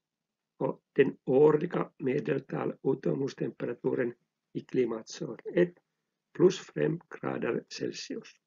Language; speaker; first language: Swedish; non-native, local second language; Finnish